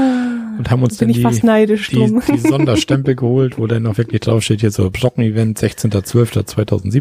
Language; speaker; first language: German; native; German